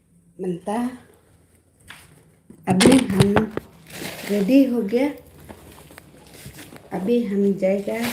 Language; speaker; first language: Hindi; non-native, learner; Khasi